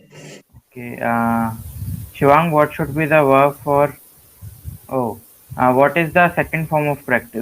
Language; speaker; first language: English; non-native, learner; Hindi